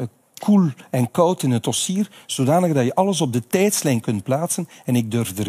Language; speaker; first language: Dutch; native; Dutch